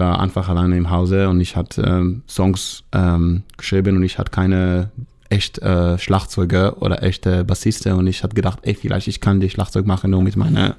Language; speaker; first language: German; non-native, learner; Hebrew